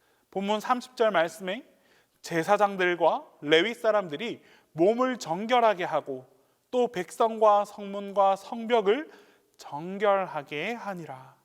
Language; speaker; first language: Korean; native; Korean